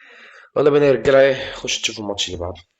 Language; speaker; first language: Arabic; native; Arabic